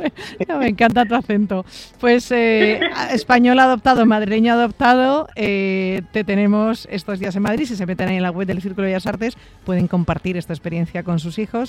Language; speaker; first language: Spanish; native; Spanish